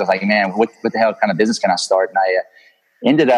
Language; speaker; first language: English; native; English